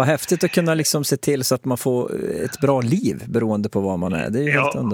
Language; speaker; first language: Swedish; native; Swedish